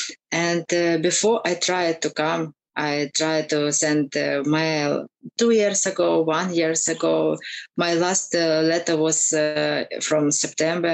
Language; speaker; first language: English; non-native, learner; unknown